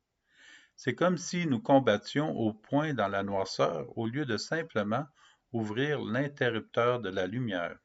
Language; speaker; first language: French; native; French